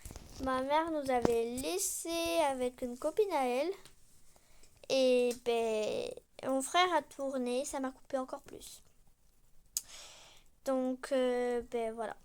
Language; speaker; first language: French; native; French